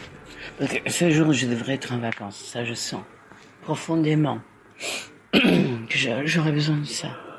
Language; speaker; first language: French; non-native, fluent; Spanish